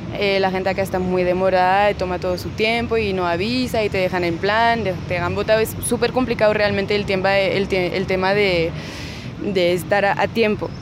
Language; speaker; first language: Spanish; non-native, fluent; French